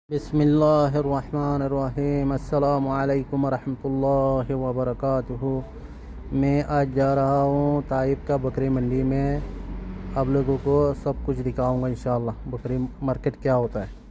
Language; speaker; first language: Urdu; non-native, fluent; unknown